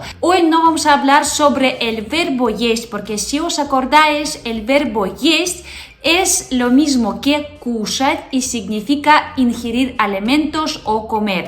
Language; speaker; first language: Spanish; non-native, fluent; Russian